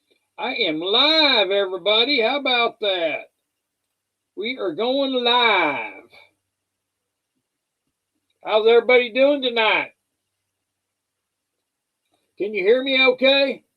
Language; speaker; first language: English; native; English